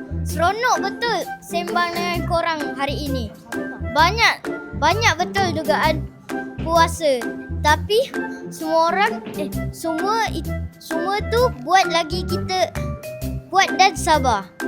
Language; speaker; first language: Malay; native; Malay